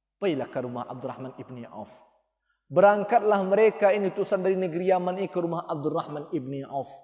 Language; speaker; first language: Malay; non-native, local second language; Minangkabau